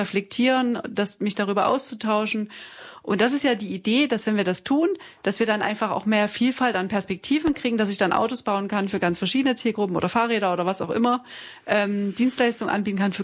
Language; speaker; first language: German; native; German